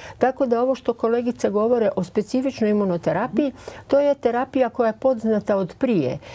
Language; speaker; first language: Croatian; native; Croatian